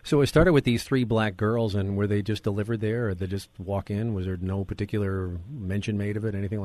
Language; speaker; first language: English; native; English